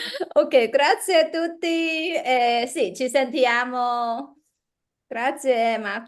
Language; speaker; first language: Italian; non-native, learner; Chinese